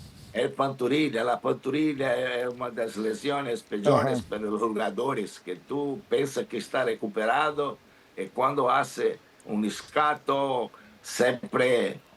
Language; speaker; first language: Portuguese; non-native, learner; Spanish